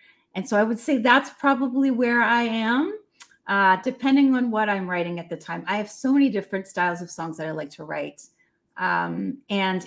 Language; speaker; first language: English; native; English